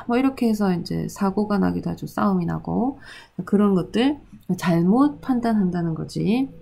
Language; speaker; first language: Korean; native; Korean